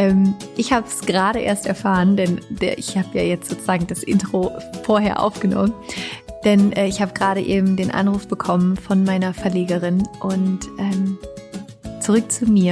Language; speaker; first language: German; native; German